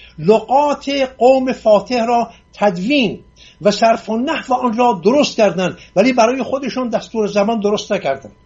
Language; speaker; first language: Persian; non-native, local second language; Assyrian Neo-Aramaic